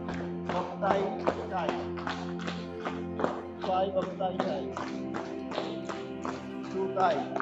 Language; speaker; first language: Vietnamese; non-native, learner; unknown